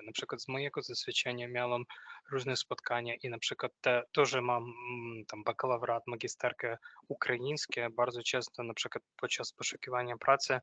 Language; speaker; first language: Polish; non-native, fluent; Ukrainian